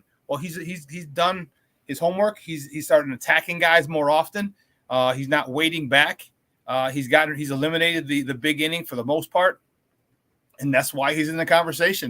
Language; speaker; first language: English; native; English